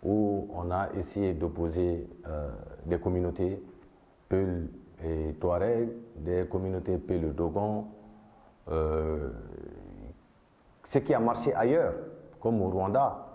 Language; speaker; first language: French; non-native, local second language; Bambara